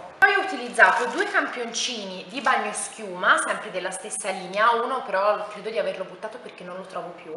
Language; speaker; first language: Italian; native; Italian